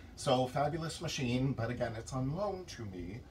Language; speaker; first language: English; native; English